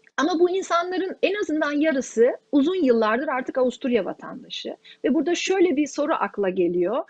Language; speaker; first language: Turkish; native; Turkish